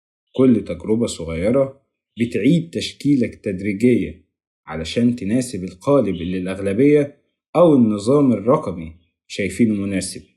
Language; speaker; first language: Arabic; native; Arabic